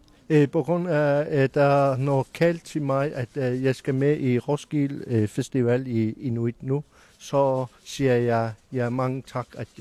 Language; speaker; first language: Danish; non-native, local second language; Kalaallisut